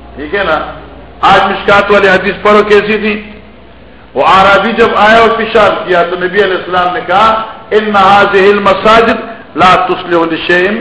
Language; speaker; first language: Urdu; non-native, local second language; Pashto